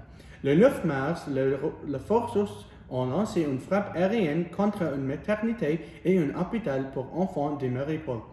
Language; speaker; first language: French; non-native, learner; English